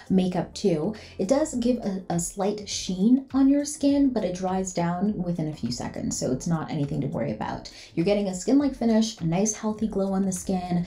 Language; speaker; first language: English; native; English